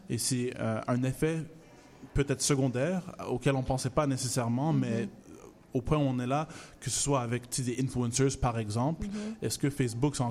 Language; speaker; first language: French; native; French